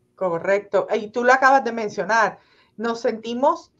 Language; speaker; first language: Spanish; native; Spanish